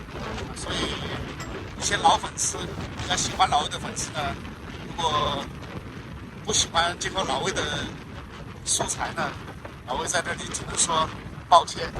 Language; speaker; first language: Chinese; native; Chinese